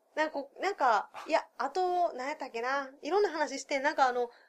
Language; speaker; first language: Japanese; native; Japanese